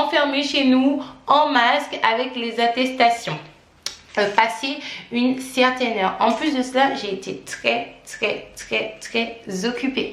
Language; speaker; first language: French; native; French